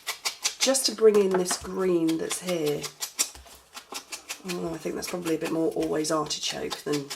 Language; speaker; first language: English; native; English